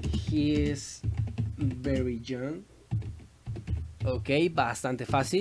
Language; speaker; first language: English; non-native, learner; Spanish